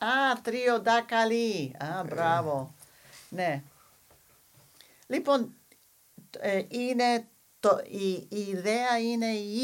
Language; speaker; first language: Greek; non-native, fluent; English